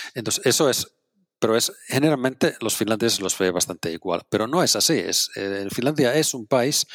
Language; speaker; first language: Spanish; non-native, fluent; Finnish